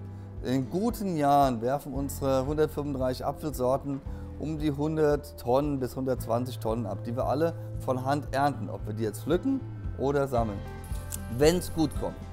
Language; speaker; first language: German; native; German